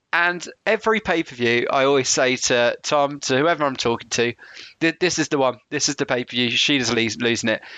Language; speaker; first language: English; native; English